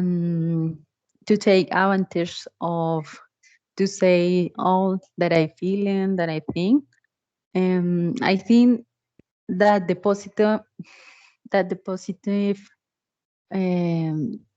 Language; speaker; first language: English; non-native, learner; Spanish